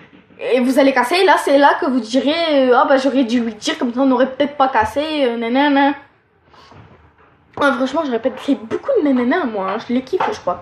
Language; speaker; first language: French; native; French